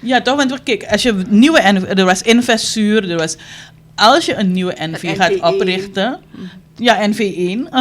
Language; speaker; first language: Dutch; native; Dutch